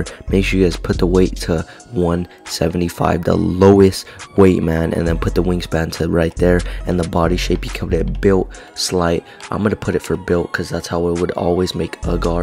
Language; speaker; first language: English; native; English